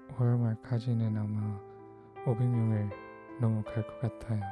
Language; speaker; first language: Korean; non-native, fluent; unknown